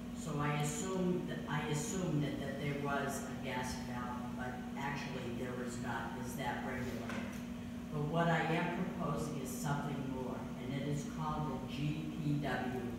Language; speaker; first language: English; native; English